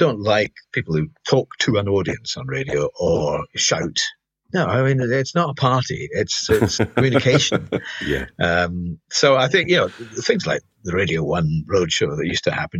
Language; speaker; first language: English; native; English